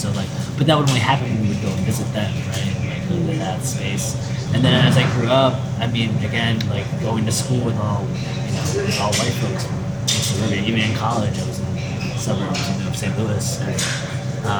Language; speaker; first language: English; native; English